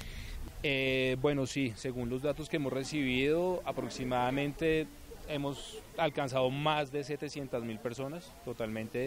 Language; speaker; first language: Spanish; native; Spanish